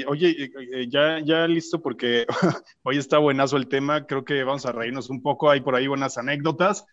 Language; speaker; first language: Spanish; native; Spanish